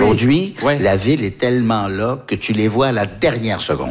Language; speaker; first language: French; early bilingual, heritage; French